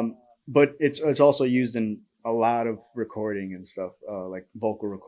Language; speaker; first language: English; native; English